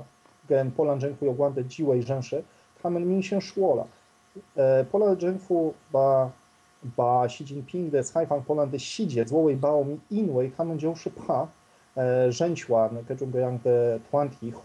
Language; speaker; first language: Chinese; non-native, fluent; Polish